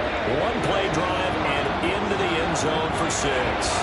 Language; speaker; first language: English; native; English